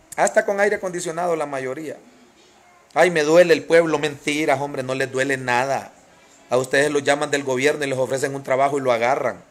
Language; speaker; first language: Spanish; native; Spanish